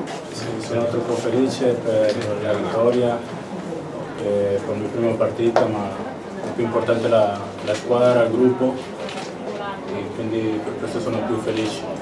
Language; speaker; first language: Italian; non-native, learner; Spanish